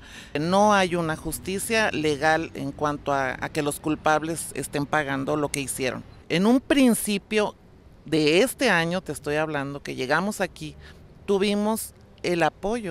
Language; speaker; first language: Spanish; native; Spanish